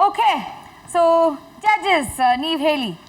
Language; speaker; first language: Kannada; native; Kannada